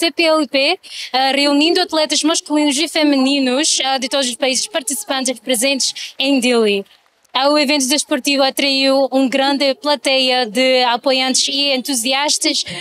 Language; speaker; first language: Portuguese; non-native, local second language; Tetum